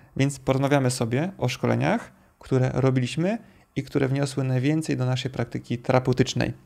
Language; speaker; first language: Polish; native; Polish